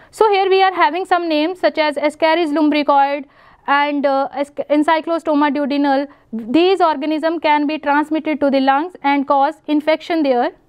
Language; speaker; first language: English; non-native, local second language; Punjabi